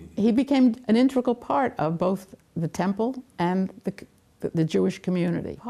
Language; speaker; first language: English; native; English